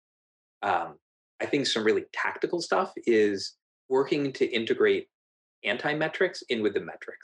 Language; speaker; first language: English; native; English